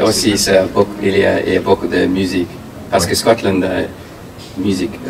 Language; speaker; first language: French; non-native, learner; English